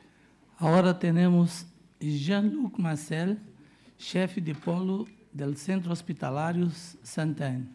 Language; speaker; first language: Spanish; non-native, learner; Portuguese